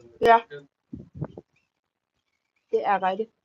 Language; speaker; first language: Danish; non-native, learner; Thai